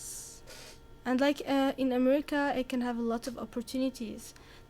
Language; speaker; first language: English; non-native, learner; Arabic